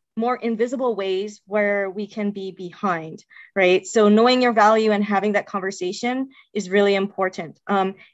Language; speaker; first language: English; native; English